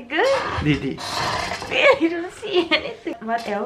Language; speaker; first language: English; non-native, fluent; Thai